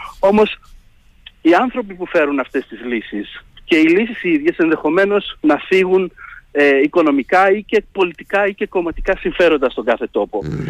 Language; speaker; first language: Greek; native; Greek